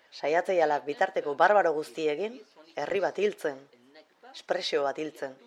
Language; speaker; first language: Basque; native; Basque